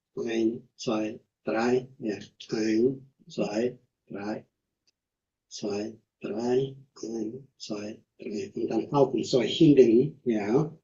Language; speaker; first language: German; non-native, fluent; Tibetan